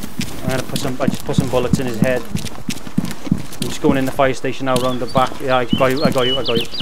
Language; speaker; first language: English; native; English